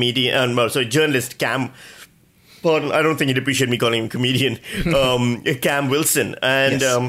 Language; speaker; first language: English; non-native, local second language; Urdu